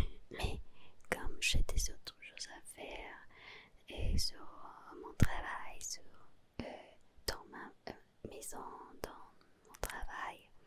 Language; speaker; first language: French; non-native, learner; Spanish